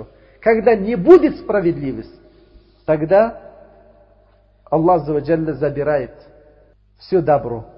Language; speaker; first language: Russian; non-native, learner; Uzbek